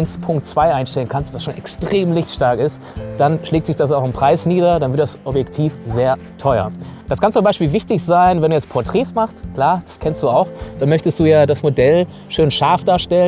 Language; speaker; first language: German; native; German